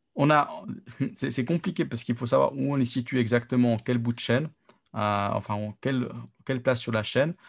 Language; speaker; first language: French; native; French